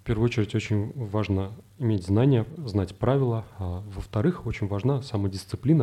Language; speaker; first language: Russian; native; Russian